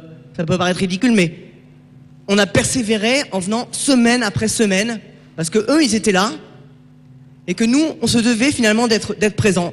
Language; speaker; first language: French; native; French